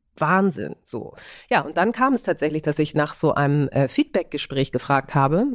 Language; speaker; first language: German; early bilingual, other home language; Greek